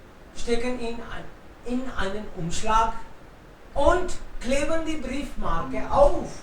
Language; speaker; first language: German; non-native, fluent; Hindi